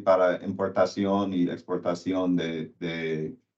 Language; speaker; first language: Spanish; non-native, learner; English